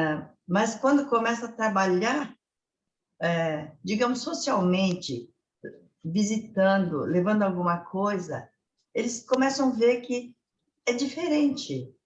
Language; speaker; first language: Portuguese; early bilingual, other home language; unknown